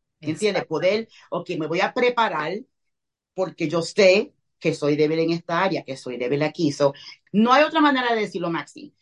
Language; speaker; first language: Spanish; early bilingual, heritage; Spanish